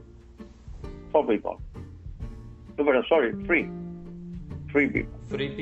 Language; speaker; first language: English; non-native, learner; Spanish